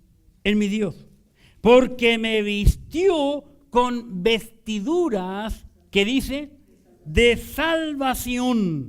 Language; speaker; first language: Spanish; native; Spanish